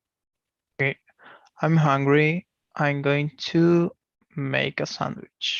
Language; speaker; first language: English; non-native, learner; Portuguese